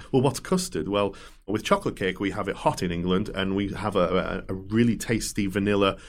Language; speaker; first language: English; native; English